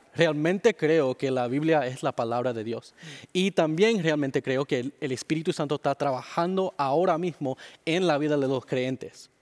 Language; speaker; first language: Spanish; early bilingual, heritage; Spanish